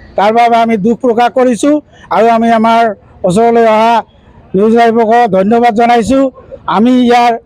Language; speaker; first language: Assamese; non-native, local second language; Bangla